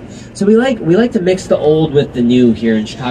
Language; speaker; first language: English; native; English